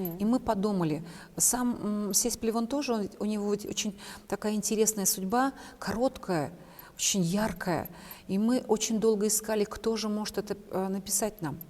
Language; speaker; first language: Russian; non-native, local second language; Chuvash